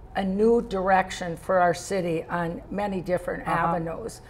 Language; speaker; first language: English; native; English